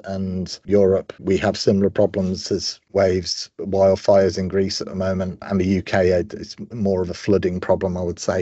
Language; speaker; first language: English; native; English